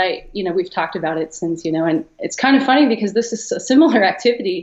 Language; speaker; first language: English; native; English